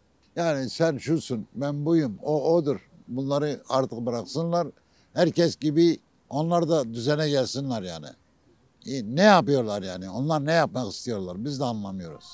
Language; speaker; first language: Turkish; non-native, local second language; Kurdish